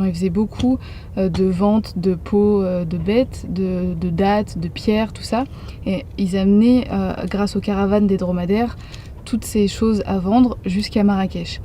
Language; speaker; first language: French; native; French